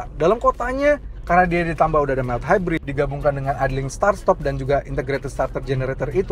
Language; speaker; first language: Indonesian; native; Indonesian